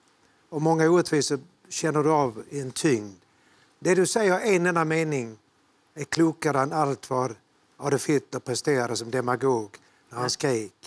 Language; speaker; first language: Swedish; native; Swedish